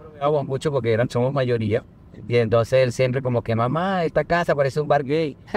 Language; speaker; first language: Spanish; native; Spanish